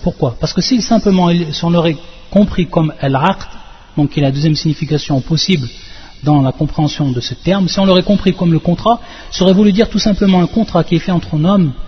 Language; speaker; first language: French; native; French